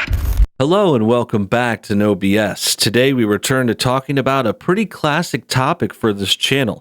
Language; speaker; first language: English; native; English